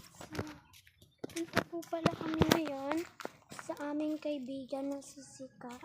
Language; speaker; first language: Filipino; non-native, local second language; Waray